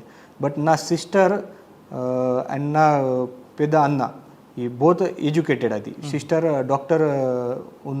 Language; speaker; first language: Telugu; non-native, learner; Marathi